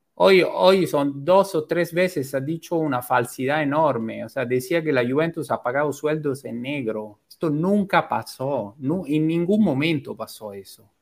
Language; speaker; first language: Spanish; non-native, fluent; Italian